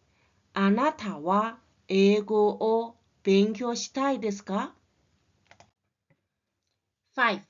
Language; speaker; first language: Japanese; non-native, fluent; Chinese